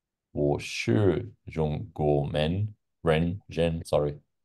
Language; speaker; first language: Chinese; non-native, learner; English